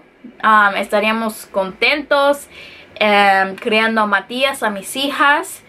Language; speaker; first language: Spanish; early bilingual, heritage; Spanish